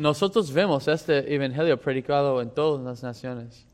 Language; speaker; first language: Spanish; non-native, fluent; English